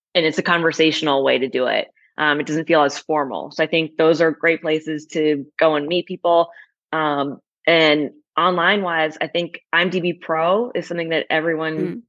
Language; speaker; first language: English; native; English